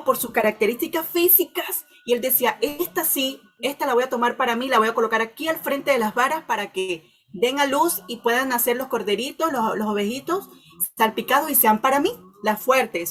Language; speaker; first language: Spanish; native; Spanish